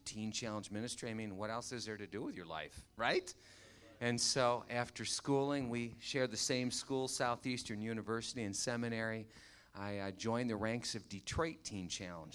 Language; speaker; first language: English; native; English